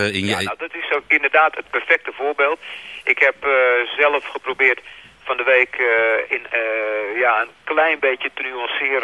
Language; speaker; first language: Dutch; native; Dutch